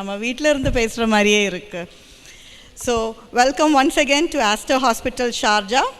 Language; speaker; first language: Tamil; early bilingual, heritage; Tamil